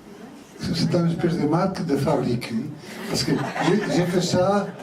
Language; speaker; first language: French; non-native, learner; Spanish